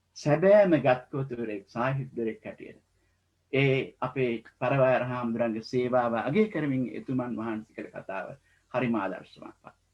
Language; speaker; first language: Sinhala; native; Sinhala